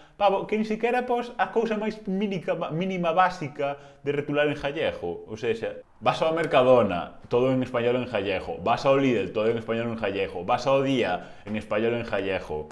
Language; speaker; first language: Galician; native; Galician